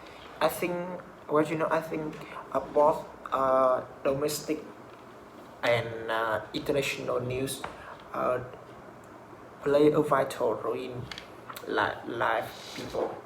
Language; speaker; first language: English; non-native, learner; Vietnamese